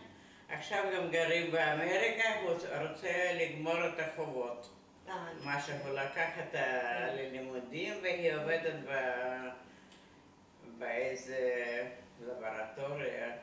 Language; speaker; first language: Hebrew; non-native, fluent; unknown